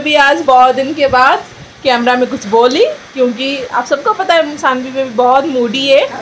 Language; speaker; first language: Hindi; non-native, local second language; Odia